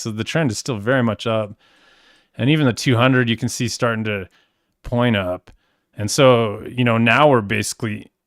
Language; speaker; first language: English; native; English